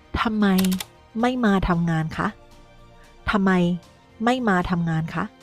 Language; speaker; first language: Thai; non-native, fluent; Burmese